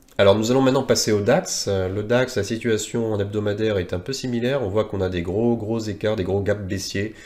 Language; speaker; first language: French; native; French